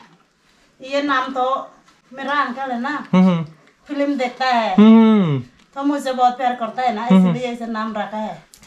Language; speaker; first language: Hindi; non-native, local second language; Chakma